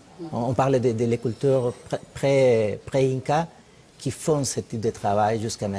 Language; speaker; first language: French; non-native, fluent; Spanish